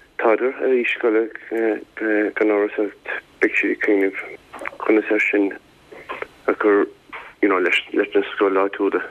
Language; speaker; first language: Irish; native; Irish